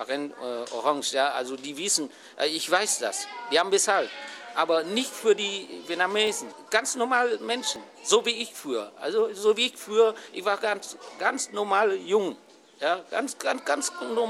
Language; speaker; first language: German; non-native, learner; Vietnamese